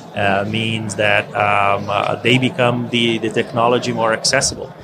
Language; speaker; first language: English; non-native, fluent; Portuguese